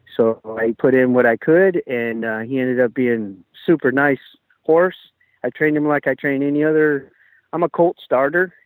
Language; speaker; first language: English; native; English